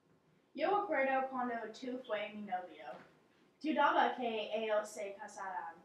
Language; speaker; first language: Spanish; non-native, learner; English